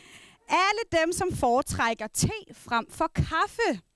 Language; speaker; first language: Danish; non-native, local second language; Kalaallisut